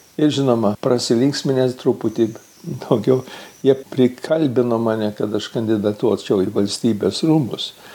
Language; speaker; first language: Lithuanian; early bilingual, heritage; Lithuanian